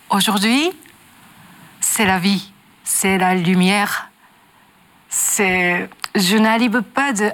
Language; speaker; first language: French; non-native, learner; Japanese